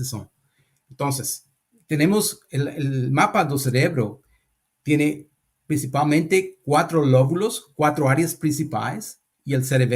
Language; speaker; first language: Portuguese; non-native, learner; Spanish